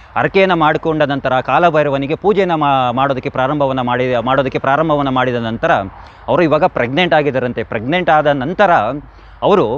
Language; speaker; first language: Kannada; native; Kannada